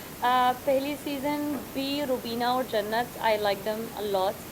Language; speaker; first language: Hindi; non-native, learner; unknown